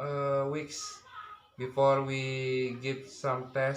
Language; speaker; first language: English; non-native, learner; Indonesian